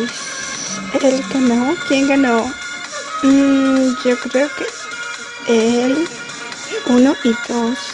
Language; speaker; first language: Spanish; early bilingual, heritage; Spanish